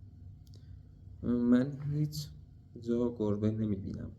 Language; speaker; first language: Persian; native; Persian